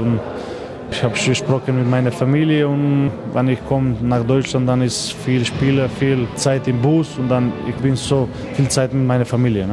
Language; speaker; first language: German; non-native, learner; Macedonian